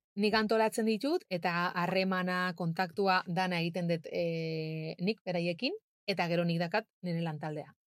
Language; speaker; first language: Basque; non-native, local second language; Spanish